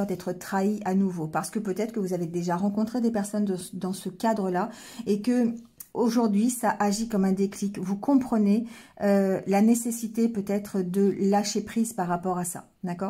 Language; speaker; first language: French; native; French